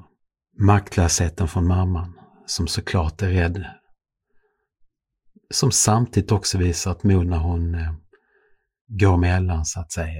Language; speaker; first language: Swedish; native; Swedish